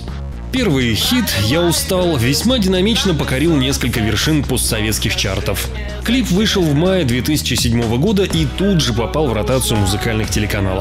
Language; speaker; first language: Russian; native; Russian